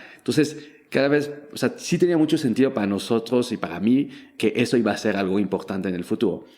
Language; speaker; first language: Spanish; non-native, fluent; French